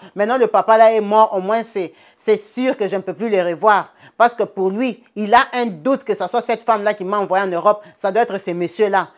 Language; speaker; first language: French; non-native, local second language; Lingala